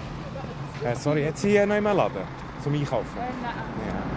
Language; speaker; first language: German; non-native, learner; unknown